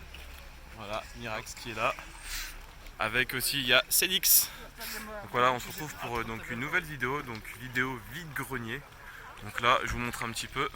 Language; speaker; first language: French; native; French